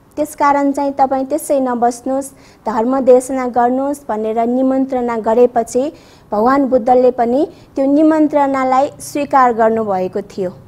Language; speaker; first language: Nepali; non-native, local second language; Newari